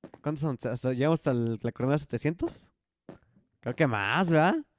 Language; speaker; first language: Spanish; native; Spanish